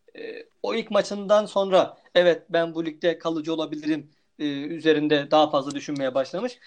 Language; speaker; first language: Turkish; native; Turkish